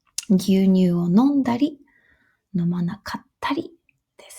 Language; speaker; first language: Japanese; non-native, fluent; English